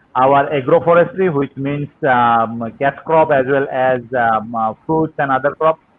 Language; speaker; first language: English; non-native, local second language; Assamese